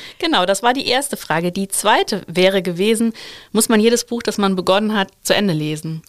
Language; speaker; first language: German; native; German